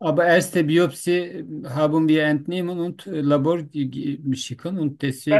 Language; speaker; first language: German; non-native, learner; Turkish